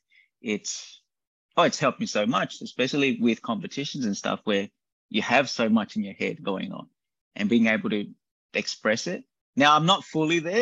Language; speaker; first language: English; native; English